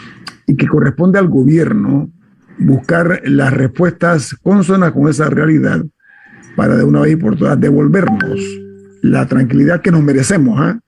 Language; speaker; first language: Spanish; native; Spanish